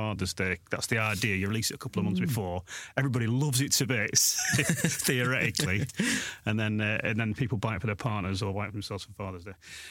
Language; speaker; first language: English; native; English